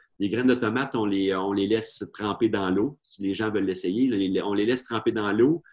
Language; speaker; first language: French; native; French